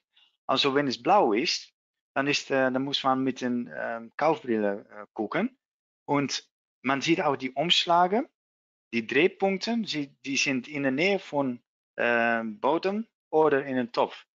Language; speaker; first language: German; non-native, learner; Dutch